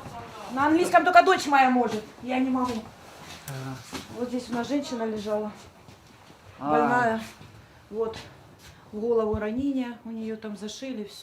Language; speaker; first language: Russian; native; Russian